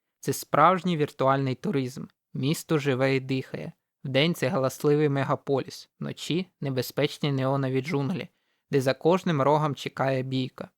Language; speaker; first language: Ukrainian; native; Ukrainian